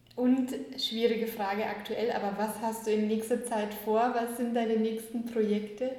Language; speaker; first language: German; native; German